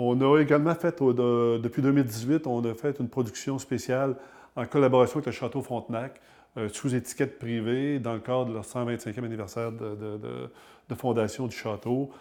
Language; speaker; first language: French; native; French